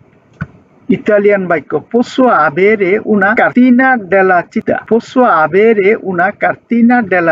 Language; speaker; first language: Italian; non-native, fluent; Bangla